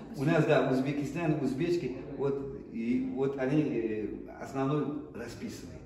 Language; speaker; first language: Russian; non-native, local second language; Uzbek